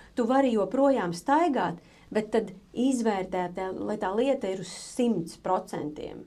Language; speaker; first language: Latvian; native; Latvian